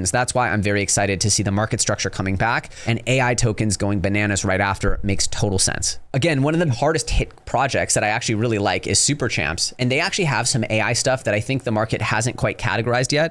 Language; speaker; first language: English; native; English